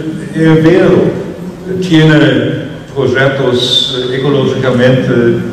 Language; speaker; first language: Portuguese; non-native, fluent; German